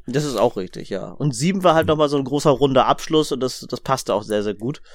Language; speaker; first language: German; native; German